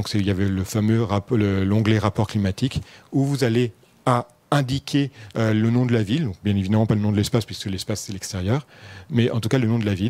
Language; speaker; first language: French; native; French